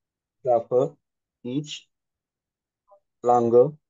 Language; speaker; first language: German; non-native, learner; Marathi